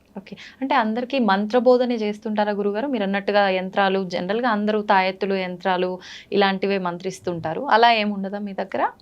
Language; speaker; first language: Telugu; native; Telugu